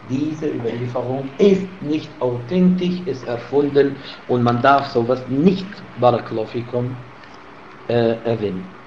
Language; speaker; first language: German; non-native, fluent; Arabic